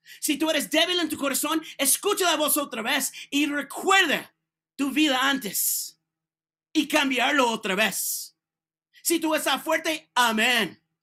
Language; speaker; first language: Spanish; non-native, learner; English